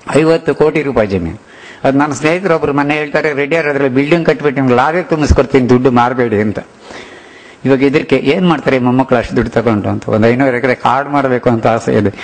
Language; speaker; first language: Kannada; non-native, local second language; Telugu